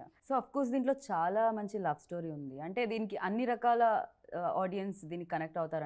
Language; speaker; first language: Telugu; native; Telugu